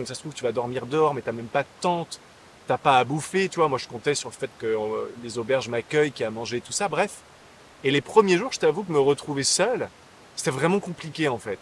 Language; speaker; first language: French; native; French